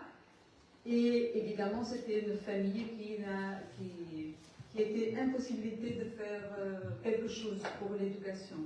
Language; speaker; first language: French; non-native, learner; Portuguese